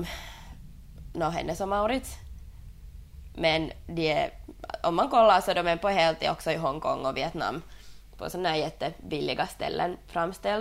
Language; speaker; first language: Swedish; non-native, local second language; Finnish